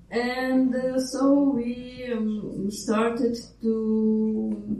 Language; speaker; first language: English; non-native, fluent; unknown